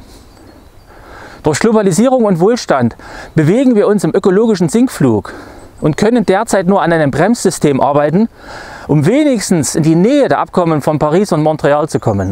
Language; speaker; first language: German; native; German